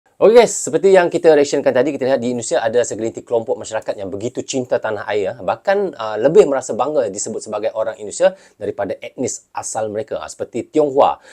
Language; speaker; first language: Malay; native; Malay